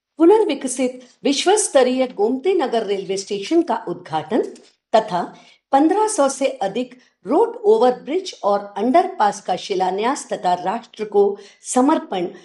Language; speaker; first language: Hindi; native; Hindi